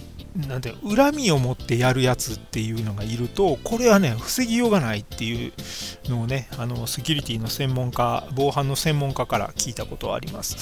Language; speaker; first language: Japanese; native; Japanese